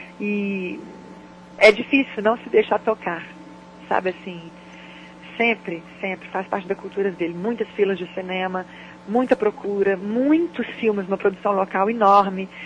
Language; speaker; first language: Portuguese; native; Portuguese